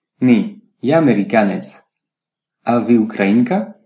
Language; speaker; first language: Ukrainian; non-native, learner; English